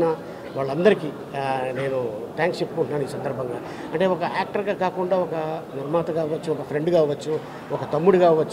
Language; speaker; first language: Telugu; native; Telugu